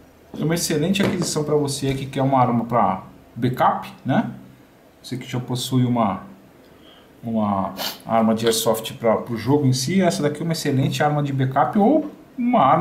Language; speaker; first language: Portuguese; native; Portuguese